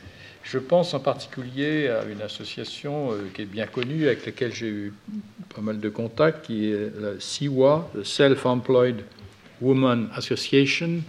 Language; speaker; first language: French; native; French